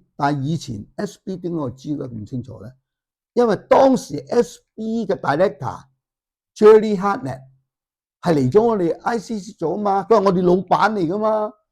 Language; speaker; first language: Cantonese; native; Cantonese